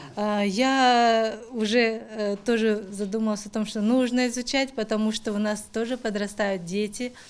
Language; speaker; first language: Russian; native; Russian